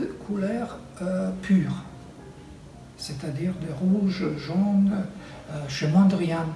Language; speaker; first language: French; non-native, fluent; Serbian